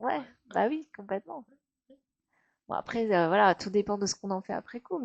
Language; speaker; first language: French; native; French